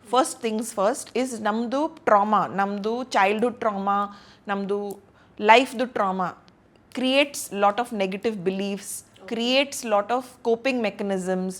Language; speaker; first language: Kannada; non-native, local second language; Hindi